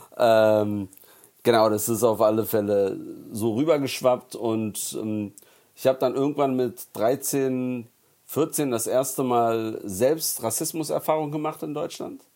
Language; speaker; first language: German; early bilingual, other home language; Turkish